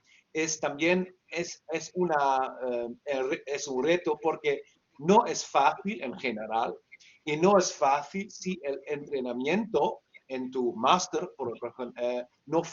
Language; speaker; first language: Spanish; non-native, learner; Dutch